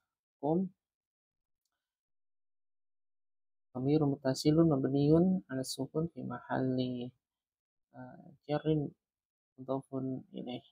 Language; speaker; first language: Arabic; non-native, learner; Indonesian